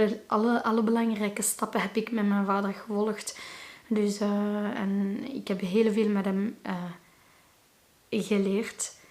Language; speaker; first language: Dutch; non-native, local second language; Arabic